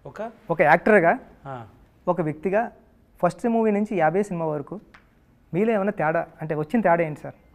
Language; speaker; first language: Telugu; native; Telugu